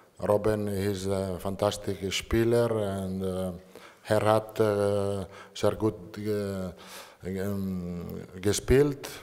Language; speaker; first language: German; non-native, learner; Italian